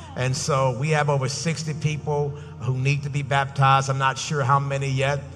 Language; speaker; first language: English; native; English